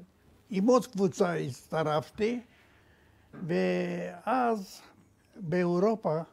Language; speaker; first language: Hebrew; non-native, fluent; Romanian